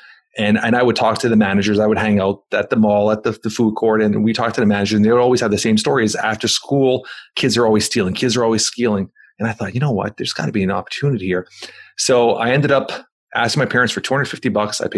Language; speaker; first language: English; native; English